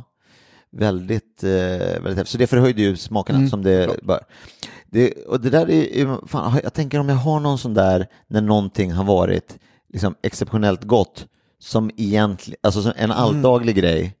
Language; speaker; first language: Swedish; native; Swedish